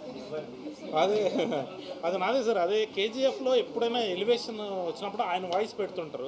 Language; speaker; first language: Telugu; native; Telugu